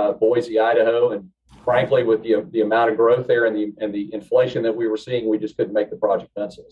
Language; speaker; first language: English; native; English